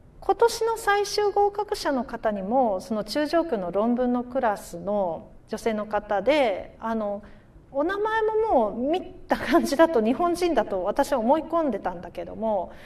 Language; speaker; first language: Japanese; native; Japanese